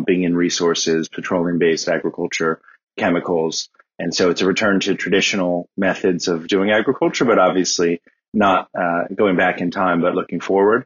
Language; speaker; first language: English; native; English